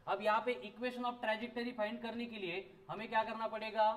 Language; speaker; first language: Hindi; non-native, local second language; Marathi